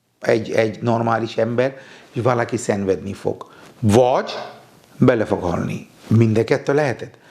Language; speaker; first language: Hungarian; non-native, fluent; Bangla